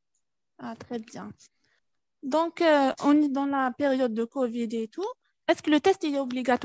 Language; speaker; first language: French; non-native, fluent; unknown